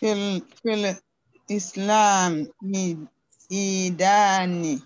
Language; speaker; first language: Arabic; non-native, learner; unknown